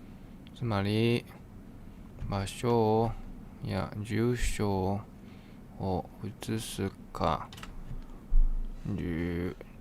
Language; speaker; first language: Japanese; non-native, learner; English